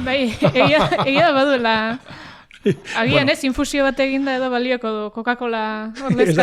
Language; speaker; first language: Basque; native; Basque